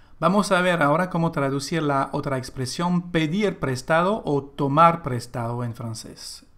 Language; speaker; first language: Spanish; non-native, fluent; French